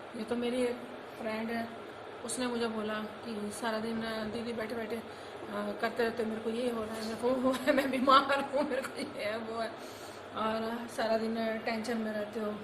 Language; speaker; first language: Hindi; non-native, local second language; Punjabi